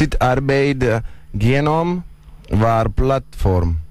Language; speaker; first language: Norwegian; non-native, learner; Lithuanian